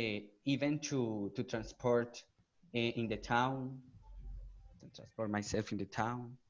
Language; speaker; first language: English; non-native, learner; Spanish